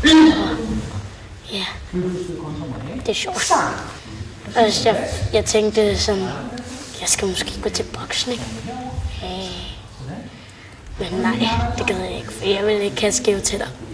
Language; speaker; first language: Danish; early bilingual, other home language; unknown